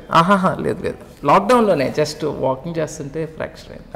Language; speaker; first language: Telugu; native; Telugu